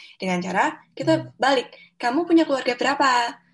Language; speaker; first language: Indonesian; native; Indonesian